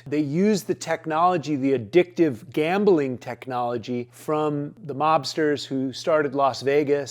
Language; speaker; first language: English; native; English